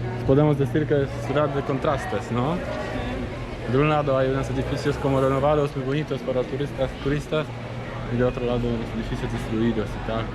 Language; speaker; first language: Spanish; non-native, fluent; Polish